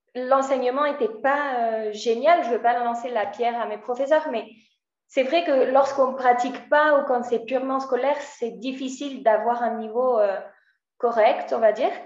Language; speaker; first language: Spanish; non-native, fluent; French